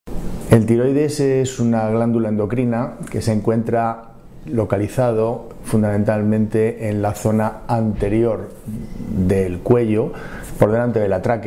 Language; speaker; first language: Spanish; native; Spanish